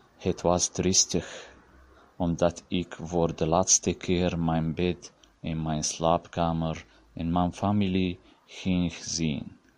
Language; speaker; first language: Dutch; non-native, learner; Arabic